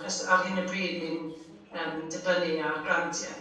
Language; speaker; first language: Welsh; non-native, fluent; English